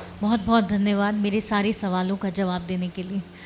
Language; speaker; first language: Hindi; native; Hindi